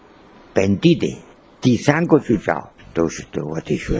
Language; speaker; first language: Chinese; non-native, learner; Spanish